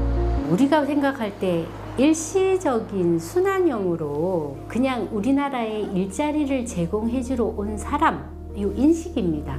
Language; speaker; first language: Korean; native; Korean